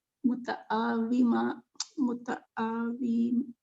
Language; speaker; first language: Arabic; non-native, learner; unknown